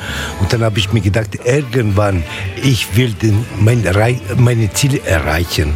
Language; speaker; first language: German; non-native, learner; Italian